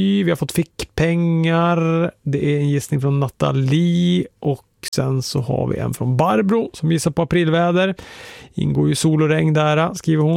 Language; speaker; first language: Swedish; native; Swedish